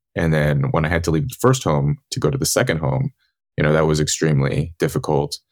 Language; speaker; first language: English; native; English